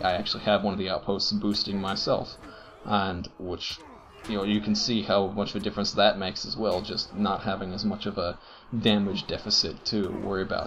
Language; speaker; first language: English; native; English